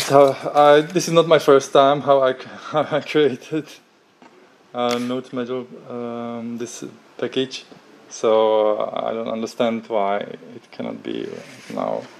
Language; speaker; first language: English; non-native, fluent; Czech